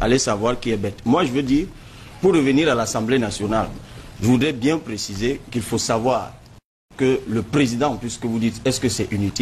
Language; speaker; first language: French; non-native, local second language; Basaa